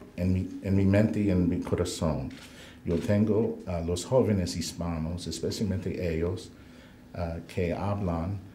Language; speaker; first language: Spanish; non-native, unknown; English